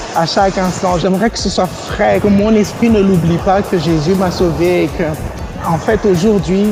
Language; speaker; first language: French; non-native, local second language; Malagasy